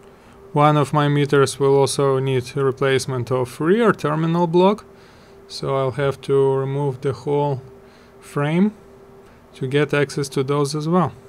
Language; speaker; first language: English; non-native, fluent; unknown